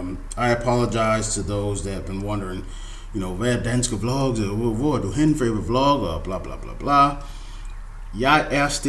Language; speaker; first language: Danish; non-native, learner; English